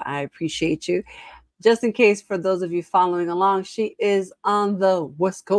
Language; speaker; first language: English; early bilingual, other home language; Spanish